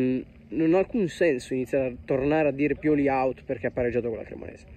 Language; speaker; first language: Italian; native; Italian